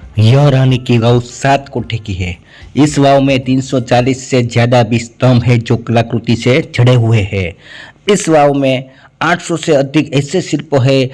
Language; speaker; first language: Hindi; non-native, local second language; Gujarati